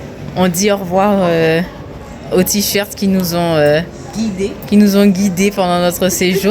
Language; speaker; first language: French; native; French